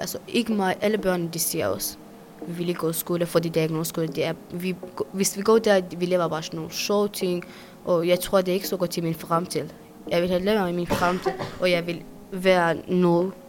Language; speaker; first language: Danish; non-native, learner; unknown